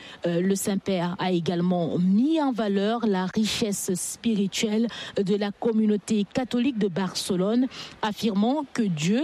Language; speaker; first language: French; native; French